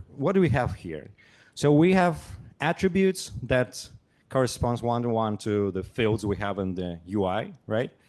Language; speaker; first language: English; non-native, fluent; Russian